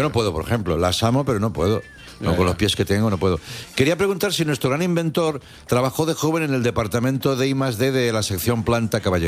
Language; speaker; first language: Spanish; native; Spanish